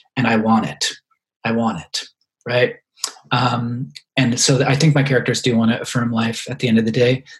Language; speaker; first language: English; native; English